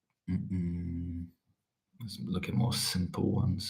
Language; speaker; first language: English; early bilingual, other home language; Polish